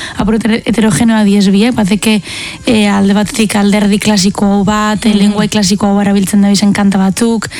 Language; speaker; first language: Basque; native; Basque